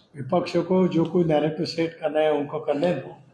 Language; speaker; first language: Hindi; non-native, local second language; Marathi